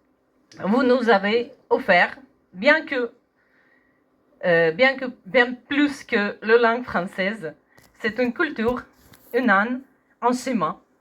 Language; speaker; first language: French; non-native, learner; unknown